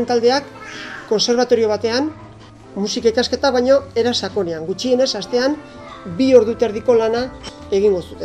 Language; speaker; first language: Basque; native; Basque